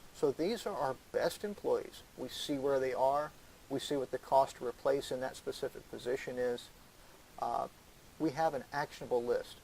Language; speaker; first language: English; native; English